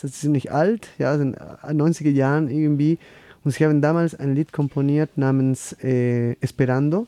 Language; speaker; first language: German; non-native, fluent; Spanish